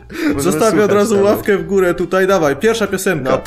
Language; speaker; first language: Polish; native; Polish